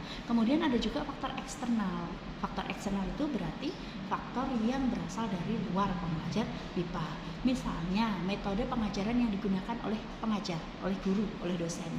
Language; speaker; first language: Indonesian; native; Indonesian